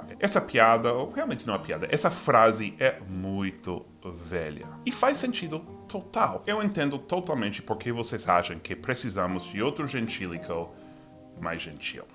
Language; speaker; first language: Portuguese; non-native, fluent; English